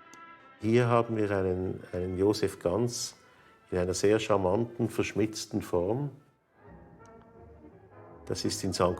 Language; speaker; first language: German; native; German